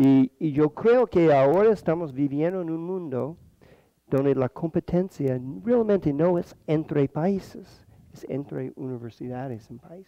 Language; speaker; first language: Spanish; non-native, fluent; English